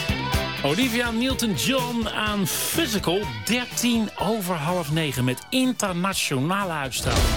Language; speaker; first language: Dutch; native; Dutch